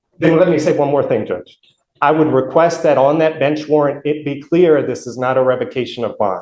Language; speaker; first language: English; native; English